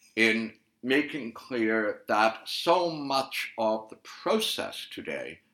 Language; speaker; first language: English; native; English